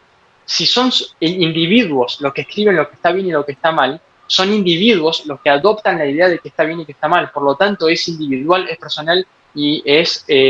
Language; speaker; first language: Spanish; native; Spanish